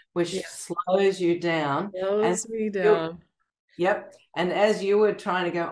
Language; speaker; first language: English; native; English